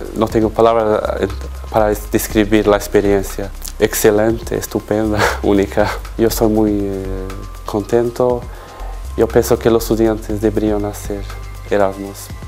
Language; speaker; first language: Spanish; non-native, fluent; Portuguese